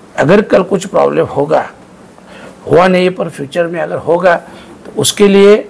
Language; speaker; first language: Hindi; non-native, local second language; Marathi